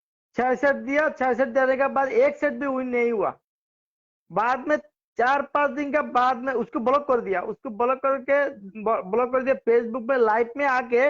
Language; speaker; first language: Hindi; non-native, learner; Bangla